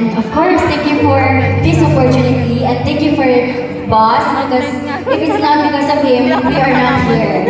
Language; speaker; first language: English; non-native, learner; Thai